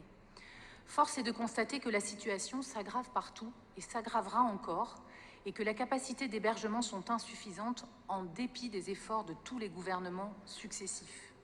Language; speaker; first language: French; native; French